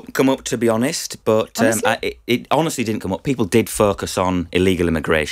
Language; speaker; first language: English; native; English